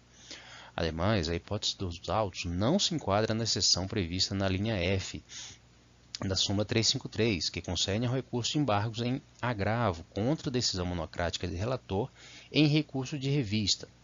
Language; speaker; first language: Portuguese; native; Portuguese